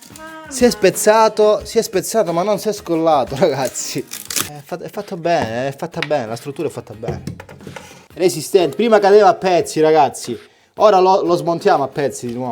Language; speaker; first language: Italian; native; Italian